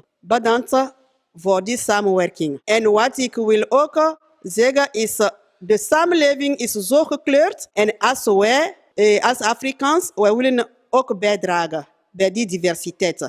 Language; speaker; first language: Dutch; non-native, fluent; French